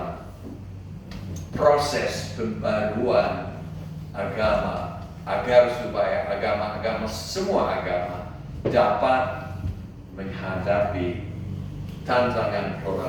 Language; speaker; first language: Indonesian; non-native, fluent; English